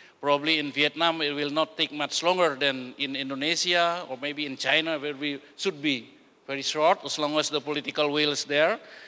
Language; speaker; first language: English; non-native, fluent; Indonesian